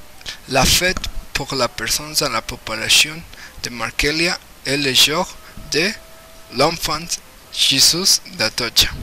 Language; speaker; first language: French; non-native, learner; Spanish